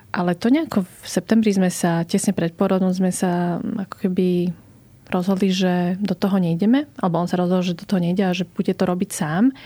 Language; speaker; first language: Slovak; native; Slovak